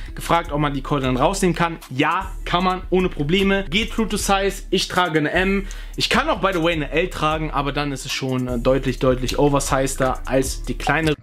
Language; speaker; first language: German; early bilingual, other home language; Portuguese